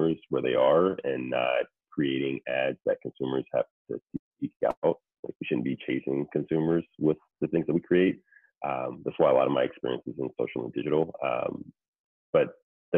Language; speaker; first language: English; native; English